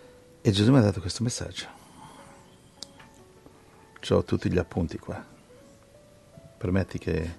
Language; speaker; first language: Italian; native; Italian